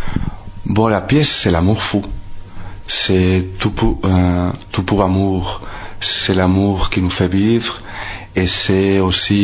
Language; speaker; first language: French; non-native, fluent; Spanish